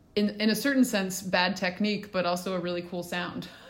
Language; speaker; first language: English; native; English